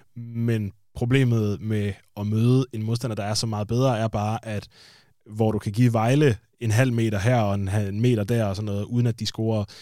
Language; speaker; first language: Danish; native; Danish